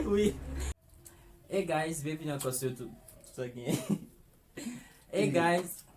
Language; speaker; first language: French; non-native, learner; Haitian Creole